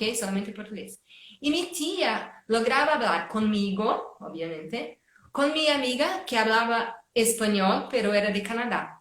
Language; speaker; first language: Spanish; non-native, fluent; Portuguese